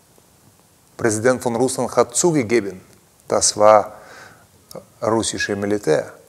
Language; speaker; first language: German; non-native, learner; Russian